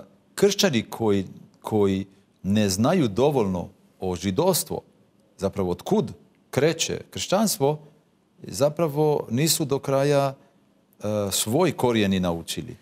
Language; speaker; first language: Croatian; non-native, fluent; Hebrew